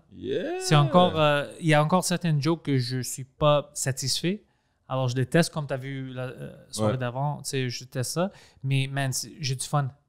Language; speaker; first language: French; non-native, fluent; Greek